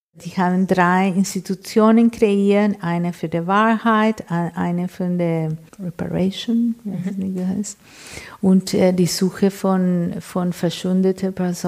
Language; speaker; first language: German; non-native, fluent; Spanish